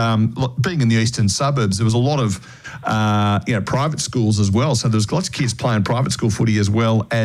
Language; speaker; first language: English; native; English